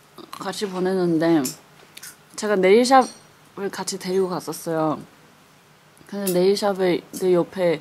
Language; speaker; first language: Korean; non-native, fluent; Chinese